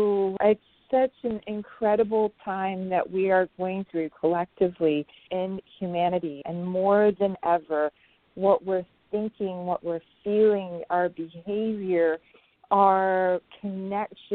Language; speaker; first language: English; non-native, local second language; Urdu